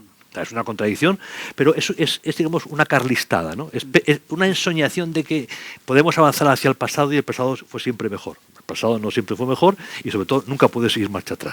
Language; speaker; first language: Spanish; native; Spanish